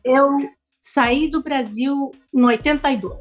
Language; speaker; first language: Portuguese; non-native, local second language; Spanish